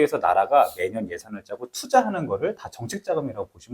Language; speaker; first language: Korean; native; Korean